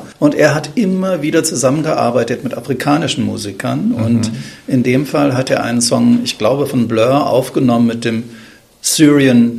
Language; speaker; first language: German; native; German